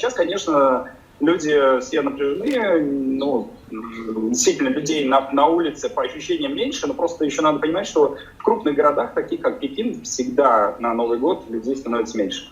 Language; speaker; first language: Russian; native; Russian